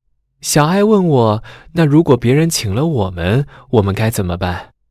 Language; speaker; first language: Chinese; native; Chinese